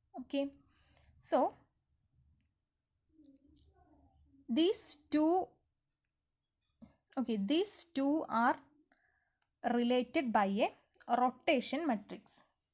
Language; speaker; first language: English; non-native, local second language; Malayalam